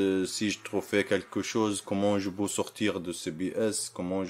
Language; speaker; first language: French; non-native, learner; Arabic